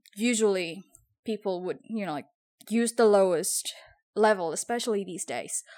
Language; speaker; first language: English; non-native, fluent; Javanese